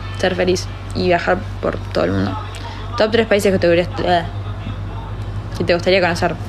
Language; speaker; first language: Spanish; native; Spanish